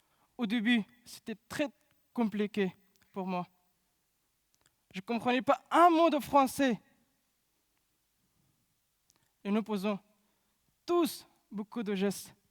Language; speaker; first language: French; non-native, learner; Pashto